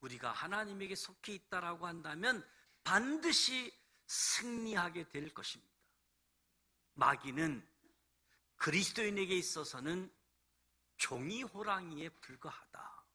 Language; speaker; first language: Korean; native; Korean